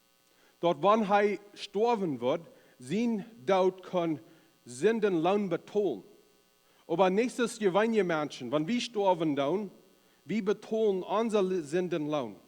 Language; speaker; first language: German; non-native, learner; Plautdietsch